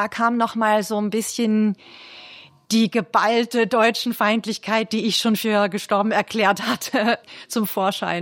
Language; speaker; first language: German; native; German